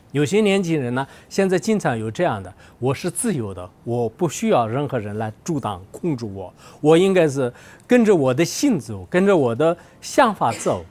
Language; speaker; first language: Chinese; non-native, local second language; Tibetan